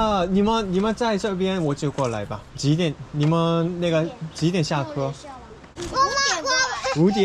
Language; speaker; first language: Chinese; non-native, fluent; Korean